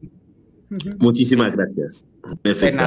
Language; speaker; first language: Spanish; non-native, learner; French